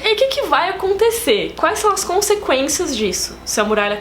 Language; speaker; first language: Portuguese; native; Portuguese